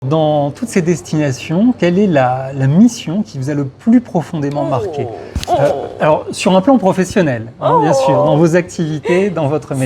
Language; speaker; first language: French; native; French